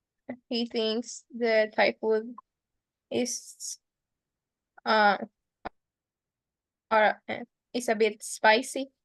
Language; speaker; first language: English; non-native, learner; Spanish